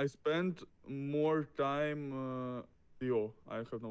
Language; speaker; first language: English; non-native, learner; Russian